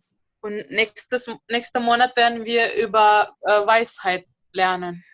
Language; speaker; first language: German; non-native, fluent; Indonesian